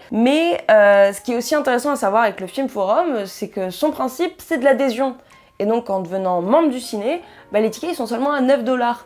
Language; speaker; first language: French; native; French